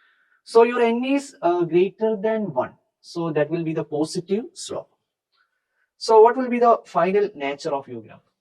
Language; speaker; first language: English; non-native, local second language; Malayalam